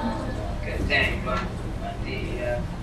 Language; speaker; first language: Spanish; non-native, learner; English